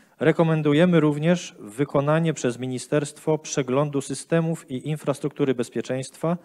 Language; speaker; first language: Polish; native; Polish